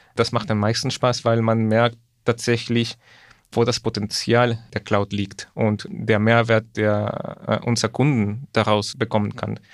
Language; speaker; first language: German; non-native, fluent; Spanish